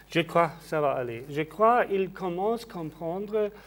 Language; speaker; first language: French; non-native, learner; German